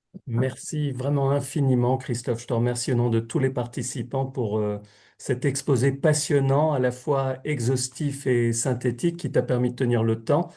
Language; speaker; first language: French; native; French